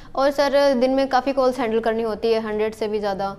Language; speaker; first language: Hindi; native; Hindi